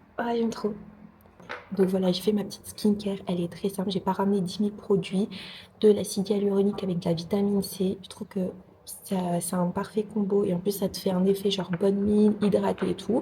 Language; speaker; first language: French; non-native, local second language; Arabic